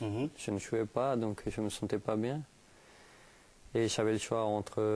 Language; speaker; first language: French; non-native, fluent; Spanish